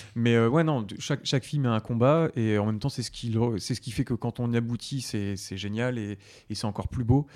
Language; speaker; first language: French; native; French